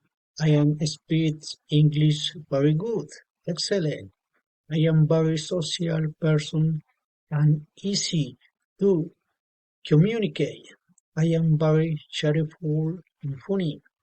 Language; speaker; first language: English; non-native, learner; Spanish